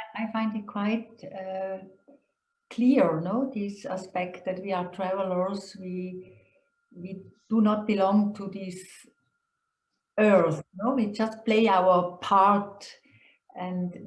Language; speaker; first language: English; non-native, fluent; German